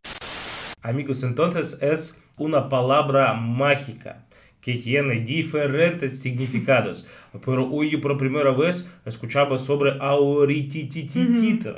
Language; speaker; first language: Spanish; non-native, fluent; Russian